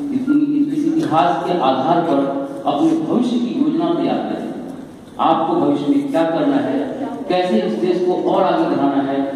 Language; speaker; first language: Hindi; native; Hindi